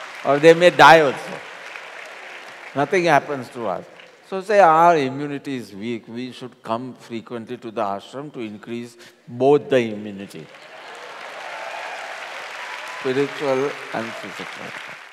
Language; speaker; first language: English; non-native, local second language; Gujarati